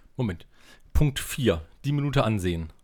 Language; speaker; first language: German; native; German